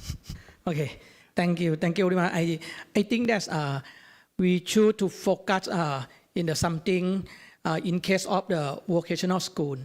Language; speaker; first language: English; non-native, learner; Thai